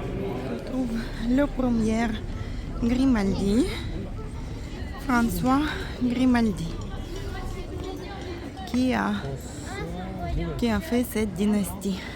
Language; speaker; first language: French; non-native, fluent; Russian